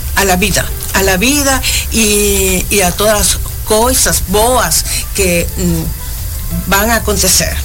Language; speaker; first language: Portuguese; non-native, learner; Spanish